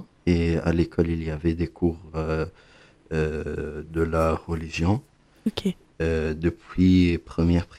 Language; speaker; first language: French; non-native, fluent; Arabic